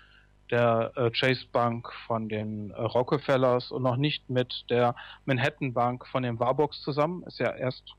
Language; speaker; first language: German; native; German